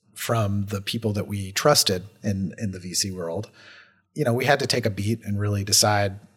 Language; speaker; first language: English; native; English